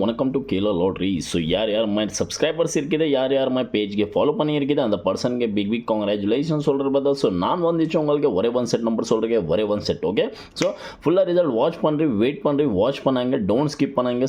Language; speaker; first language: Tamil; non-native, learner; Kannada